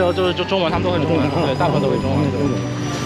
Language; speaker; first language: Chinese; early bilingual, heritage; Chinese